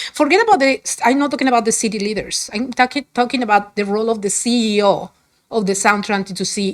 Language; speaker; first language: English; non-native, fluent; Spanish